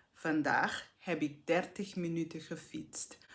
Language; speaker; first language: Dutch; non-native, fluent; Portuguese